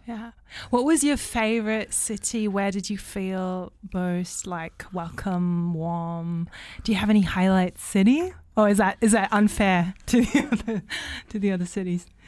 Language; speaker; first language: English; non-native, fluent; German